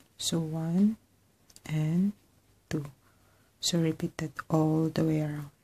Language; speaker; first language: English; non-native, fluent; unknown